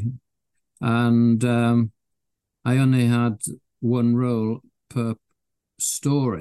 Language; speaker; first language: English; native; English